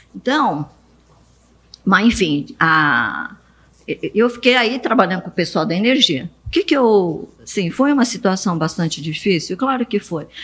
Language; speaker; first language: Portuguese; early bilingual, other home language; Japanese